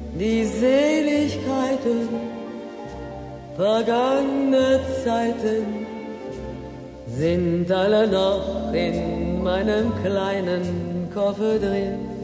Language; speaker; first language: German; non-native, fluent; Ukrainian